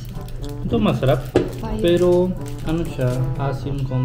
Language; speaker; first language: Filipino; non-native, learner; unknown